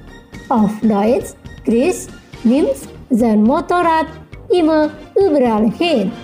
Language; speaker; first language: German; non-native, learner; Indonesian